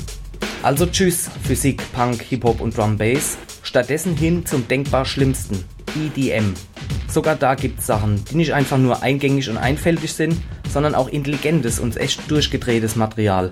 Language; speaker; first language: German; native; German